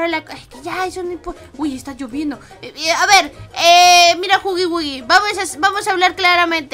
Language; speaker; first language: Spanish; native; Spanish